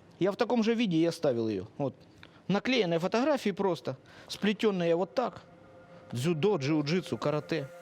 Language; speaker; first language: Russian; native; Russian